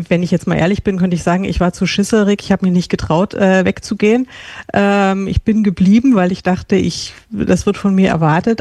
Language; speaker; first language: German; native; German